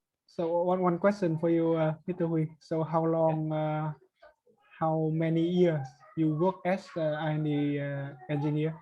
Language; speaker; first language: English; non-native, learner; Vietnamese